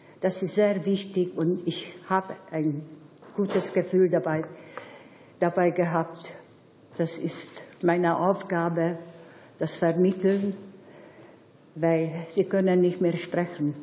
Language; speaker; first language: German; non-native, fluent; Hungarian